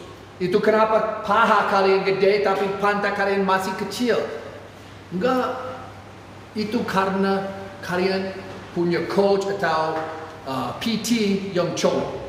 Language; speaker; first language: Indonesian; non-native, fluent; English